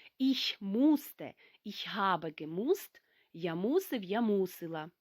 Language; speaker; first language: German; non-native, fluent; Ukrainian